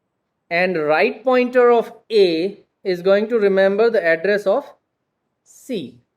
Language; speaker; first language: English; non-native, local second language; Gujarati